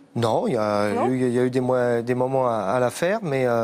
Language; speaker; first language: French; native; French